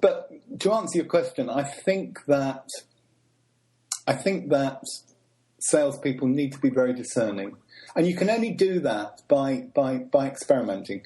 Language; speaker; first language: English; native; English